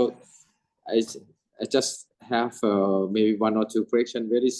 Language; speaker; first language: English; non-native, fluent; Thai